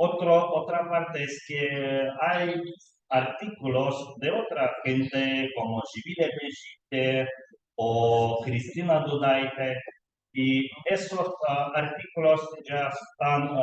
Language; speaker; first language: Spanish; non-native, learner; Lithuanian